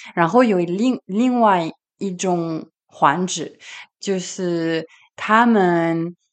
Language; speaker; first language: Chinese; non-native, fluent; French